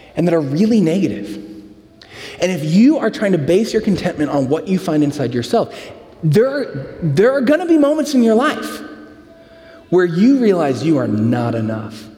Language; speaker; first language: English; native; English